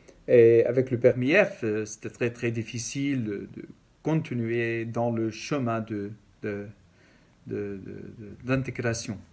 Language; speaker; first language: French; non-native, learner; Arabic